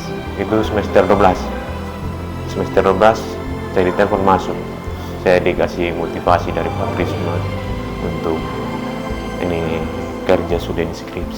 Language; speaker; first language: Indonesian; non-native, local second language; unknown